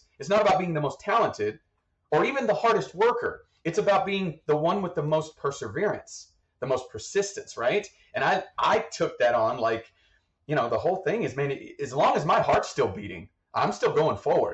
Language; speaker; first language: English; native; English